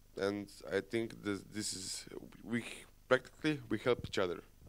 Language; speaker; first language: English; non-native, fluent; Croatian